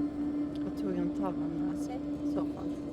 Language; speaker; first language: Swedish; native; Swedish